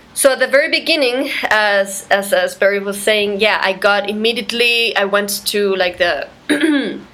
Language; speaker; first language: English; non-native, fluent; Spanish